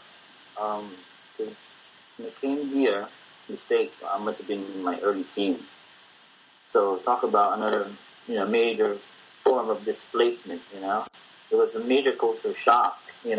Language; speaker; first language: English; non-native, local second language; Filipino